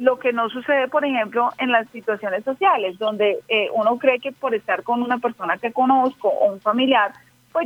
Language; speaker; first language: Spanish; native; Spanish